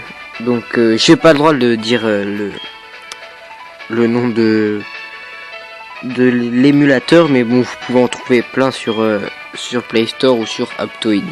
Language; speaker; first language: French; native; French